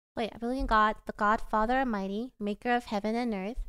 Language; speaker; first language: English; early bilingual, other home language; Korean